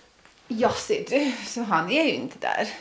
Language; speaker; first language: Swedish; native; Swedish